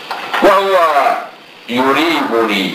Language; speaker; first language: Arabic; native; Arabic